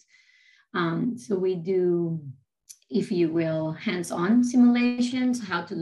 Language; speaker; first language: English; non-native, fluent; Spanish